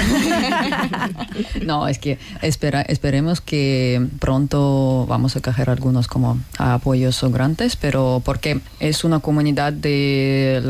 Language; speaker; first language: Spanish; non-native, learner; Russian